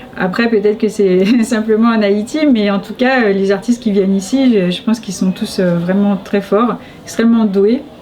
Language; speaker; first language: French; native; French